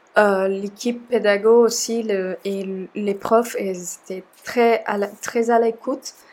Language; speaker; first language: French; non-native, fluent; Sinhala